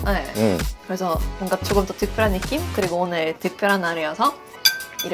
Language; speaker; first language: Korean; non-native, fluent; Swedish